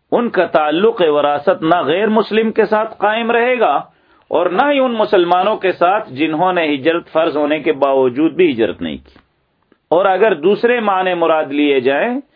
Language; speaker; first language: Urdu; native; Urdu